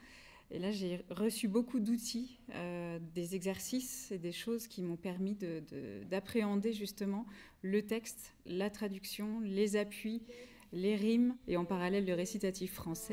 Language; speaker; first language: French; native; French